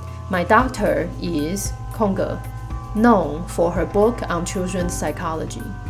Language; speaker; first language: English; non-native, fluent; Chinese